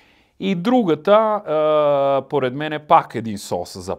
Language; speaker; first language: Bulgarian; non-native, learner; Italian